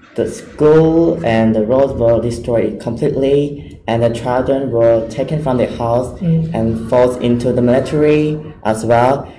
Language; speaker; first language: English; non-native, fluent; Khmer